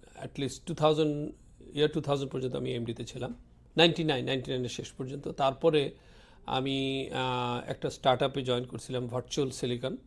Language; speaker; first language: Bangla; early bilingual, other home language; Urdu